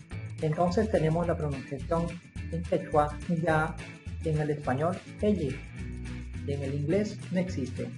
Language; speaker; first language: Spanish; non-native, local second language; Quechua